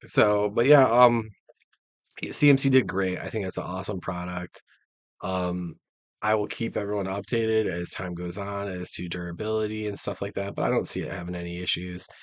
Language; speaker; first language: English; native; English